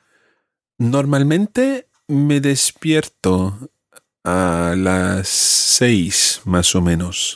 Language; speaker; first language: Spanish; non-native, fluent; English